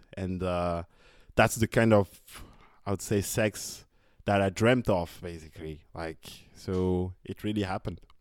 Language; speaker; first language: English; non-native, fluent; French